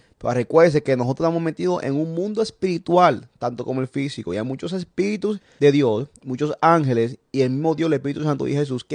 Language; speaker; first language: Spanish; native; Spanish